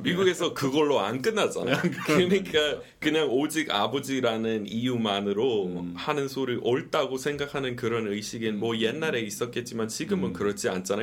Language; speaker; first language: Korean; non-native, fluent; English